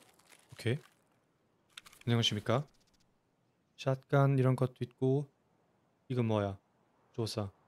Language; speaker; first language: Korean; non-native, learner; German